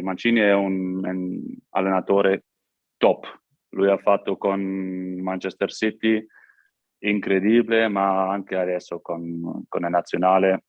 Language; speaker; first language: Italian; non-native, learner; German